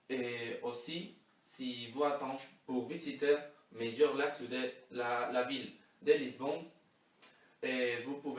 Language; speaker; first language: French; non-native, learner; Spanish